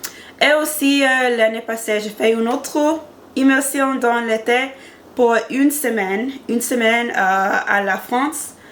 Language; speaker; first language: French; non-native, learner; English